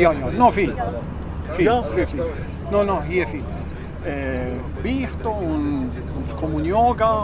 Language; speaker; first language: German; early bilingual, heritage; German